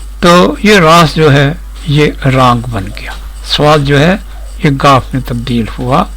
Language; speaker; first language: Urdu; non-native, local second language; Punjabi